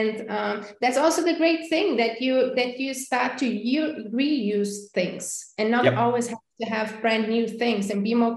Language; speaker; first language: English; non-native, fluent; German